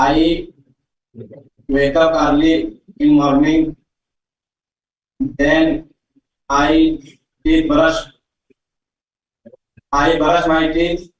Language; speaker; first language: English; non-native, learner; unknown